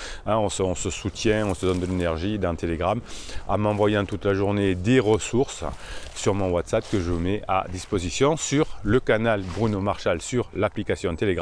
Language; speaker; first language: French; native; French